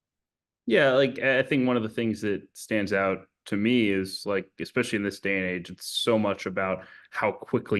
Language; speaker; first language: English; native; English